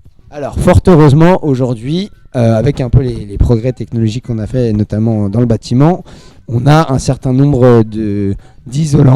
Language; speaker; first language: French; native; French